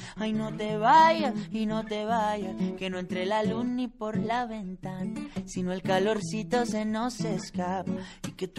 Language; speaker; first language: Spanish; native; Spanish